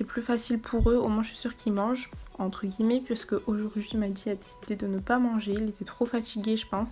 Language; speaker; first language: French; native; French